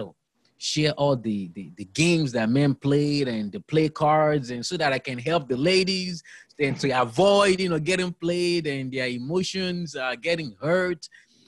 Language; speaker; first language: English; non-native, local second language; Yoruba